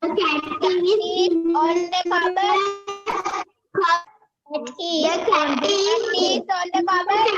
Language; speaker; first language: English; non-native, learner; Sinhala